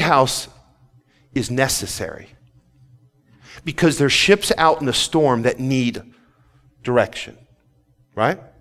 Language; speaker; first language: English; native; English